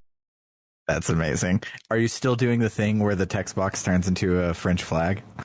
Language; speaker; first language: English; native; English